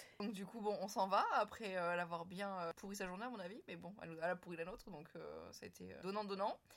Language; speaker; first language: French; native; French